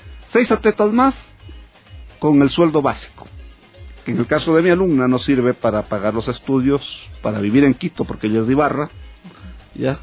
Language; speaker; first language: Spanish; native; Spanish